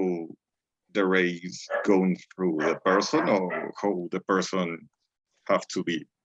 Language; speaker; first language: English; non-native, learner; Spanish